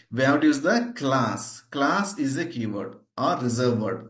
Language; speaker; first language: English; non-native, local second language; Telugu